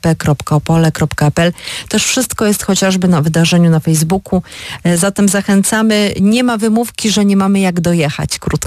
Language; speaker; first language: Polish; native; Polish